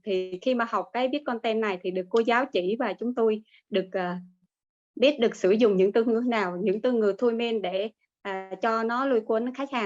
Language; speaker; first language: Vietnamese; native; Vietnamese